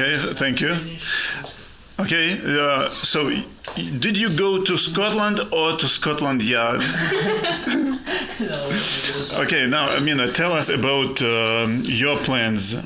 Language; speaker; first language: English; non-native, fluent; Russian